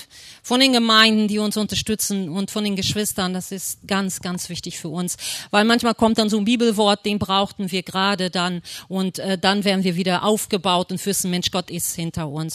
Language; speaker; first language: German; early bilingual, other home language; Portuguese